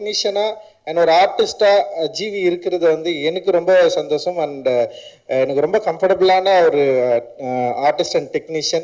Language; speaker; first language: Tamil; native; Tamil